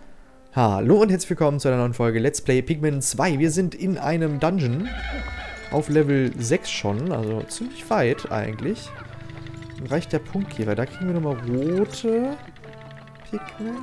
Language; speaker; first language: German; native; German